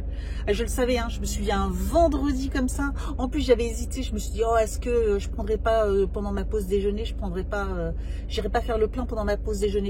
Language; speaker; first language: French; native; French